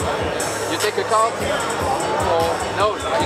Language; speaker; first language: English; non-native, learner; French